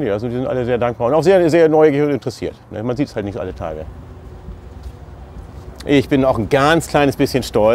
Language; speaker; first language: German; native; German